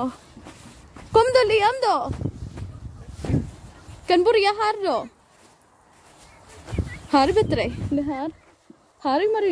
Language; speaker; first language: Swedish; non-native, learner; Cebuano